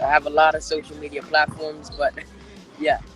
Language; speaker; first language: English; native; English